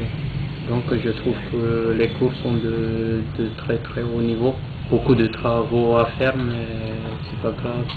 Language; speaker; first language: French; non-native, local second language; Malagasy